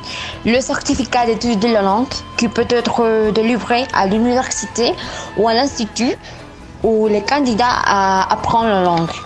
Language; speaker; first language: French; non-native, learner; Spanish